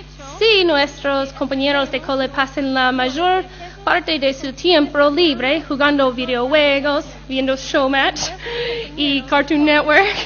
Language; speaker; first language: Spanish; non-native, learner; English